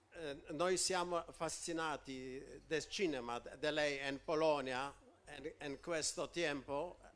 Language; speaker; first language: Italian; non-native, learner; Polish